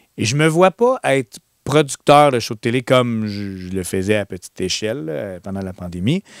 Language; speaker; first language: French; native; French